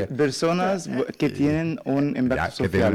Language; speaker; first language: Spanish; non-native, learner; Arabic